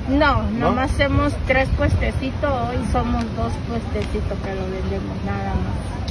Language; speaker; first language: Spanish; native; Spanish